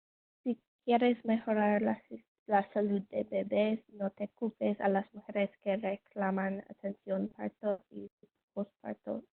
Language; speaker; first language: Spanish; non-native, learner; English